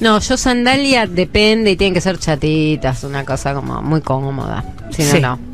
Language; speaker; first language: Spanish; native; Spanish